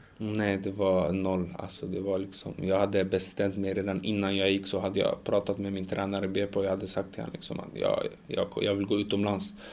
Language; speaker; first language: Swedish; early bilingual, other home language; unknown